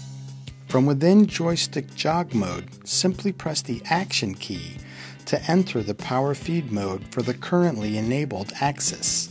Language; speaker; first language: English; native; English